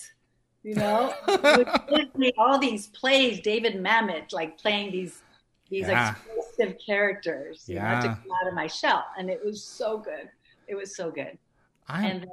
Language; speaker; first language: English; early bilingual, other home language; French